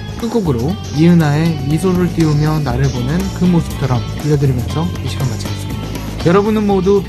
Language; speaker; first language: Korean; native; Korean